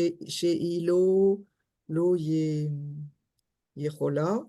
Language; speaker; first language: Hebrew; non-native, learner; French